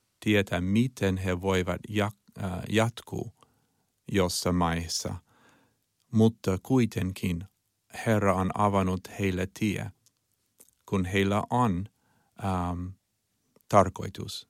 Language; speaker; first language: Finnish; non-native, learner; Chinese